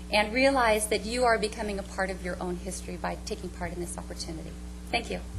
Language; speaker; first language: English; native; English